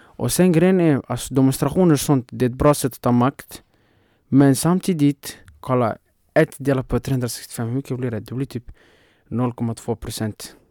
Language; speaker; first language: Swedish; non-native, fluent; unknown